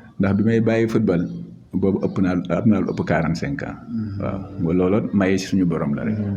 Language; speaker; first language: Wolof; native; Wolof